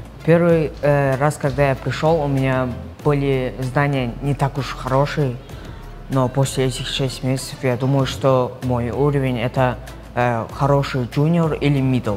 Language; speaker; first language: Russian; non-native, local second language; Uzbek